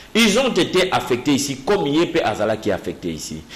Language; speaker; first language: French; non-native, local second language; Luba-Lulua